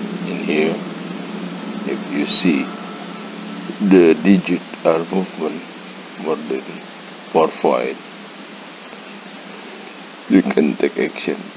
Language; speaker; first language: English; non-native, learner; Indonesian